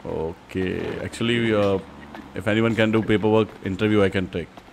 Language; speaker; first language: Hindi; native; Hindi